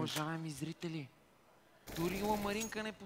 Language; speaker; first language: Bulgarian; native; Bulgarian